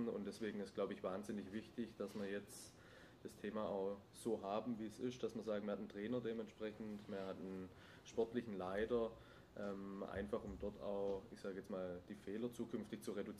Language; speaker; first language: German; native; German